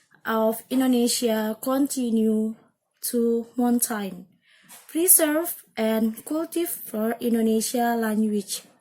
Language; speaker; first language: English; non-native, learner; Indonesian